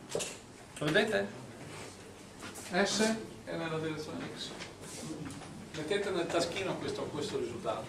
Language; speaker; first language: Italian; native; Italian